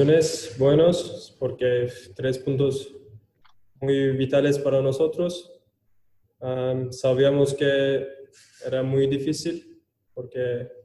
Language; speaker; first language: Spanish; non-native, learner; Turkish